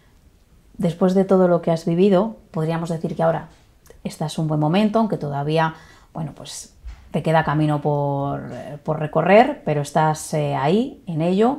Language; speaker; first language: Spanish; native; Spanish